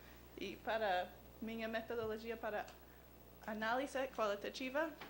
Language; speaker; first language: Portuguese; non-native, learner; English